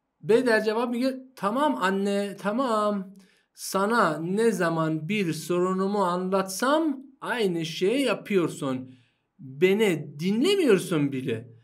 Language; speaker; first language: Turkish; non-native, fluent; Persian